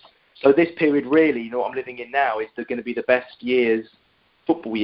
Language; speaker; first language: English; native; English